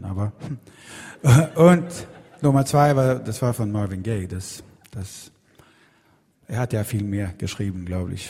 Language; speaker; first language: German; non-native, learner; Swedish